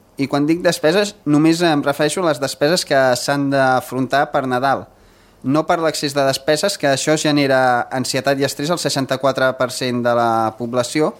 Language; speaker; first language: Catalan; native; Catalan